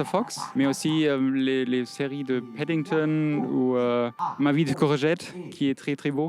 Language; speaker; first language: French; non-native, fluent; German